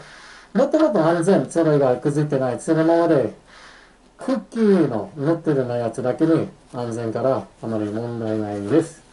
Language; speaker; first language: Japanese; non-native, fluent; English